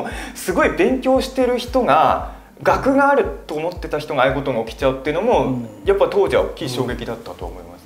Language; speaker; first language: Japanese; native; Japanese